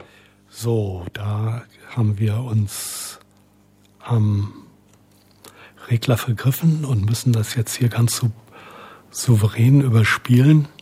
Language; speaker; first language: German; native; German